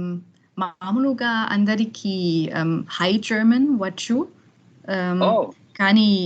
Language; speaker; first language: Telugu; non-native, learner; German